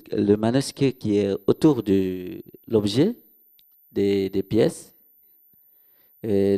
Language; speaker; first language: French; non-native, local second language; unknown